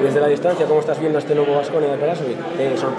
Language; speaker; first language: Spanish; native; Spanish